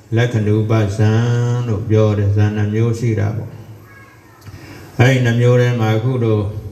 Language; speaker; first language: Burmese; native; Burmese